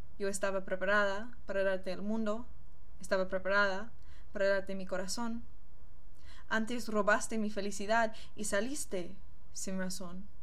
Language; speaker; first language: Spanish; non-native, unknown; English